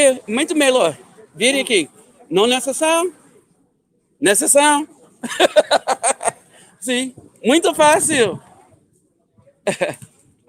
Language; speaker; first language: Portuguese; non-native, learner; English